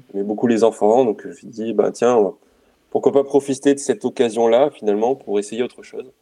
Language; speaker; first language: French; native; French